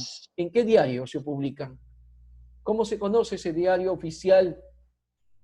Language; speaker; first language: Spanish; native; Spanish